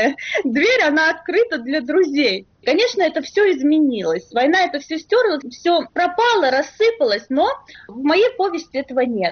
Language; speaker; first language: Russian; native; Russian